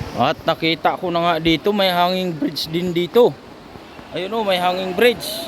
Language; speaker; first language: Filipino; native; Filipino